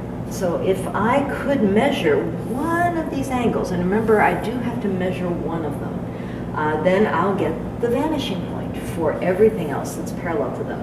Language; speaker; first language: English; native; English